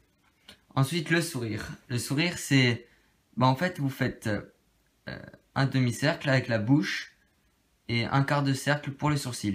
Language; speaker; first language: French; native; French